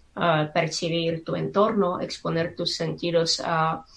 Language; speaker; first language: Spanish; non-native, fluent; Czech